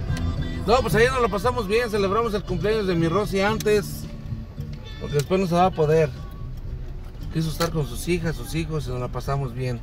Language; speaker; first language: Spanish; native; Spanish